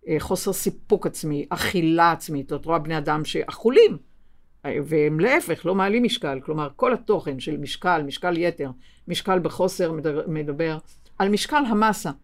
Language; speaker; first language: Hebrew; native; Hebrew